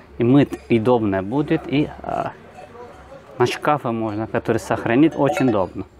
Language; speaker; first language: Russian; non-native, learner; Turkish